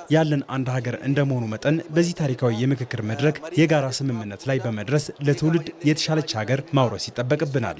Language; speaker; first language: Amharic; non-native, local second language; Oromo